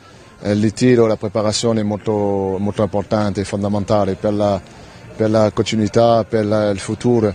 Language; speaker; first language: Italian; non-native, learner; French